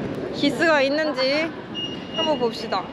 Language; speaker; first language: Korean; native; Korean